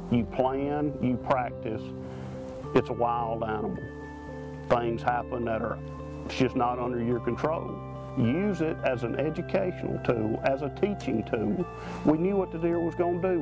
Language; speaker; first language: English; native; English